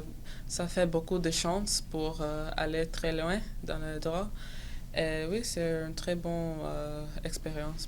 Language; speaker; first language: French; non-native, local second language; English